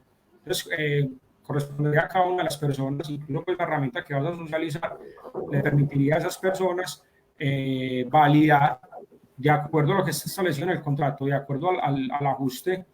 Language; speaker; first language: Spanish; native; Spanish